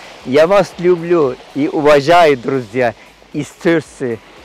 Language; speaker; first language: Russian; non-native, learner; Turkish